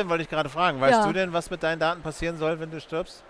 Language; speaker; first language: German; native; German